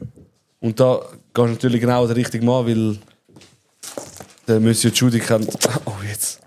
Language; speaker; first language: German; native; German